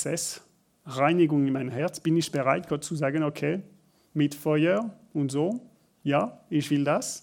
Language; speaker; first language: German; non-native, learner; French